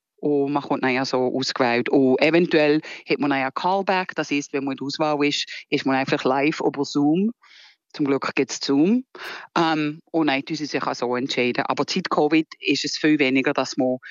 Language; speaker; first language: German; native; German